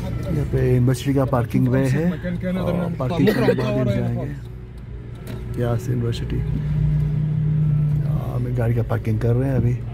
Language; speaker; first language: Hindi; native; Hindi